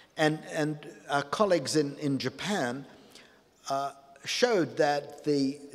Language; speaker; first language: English; native; English